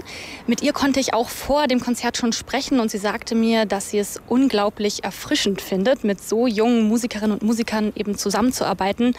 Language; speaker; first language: German; native; German